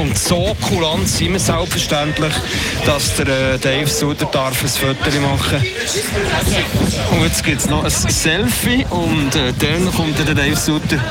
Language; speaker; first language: German; native; German